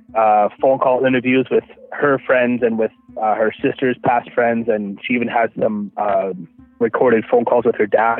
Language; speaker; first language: English; native; English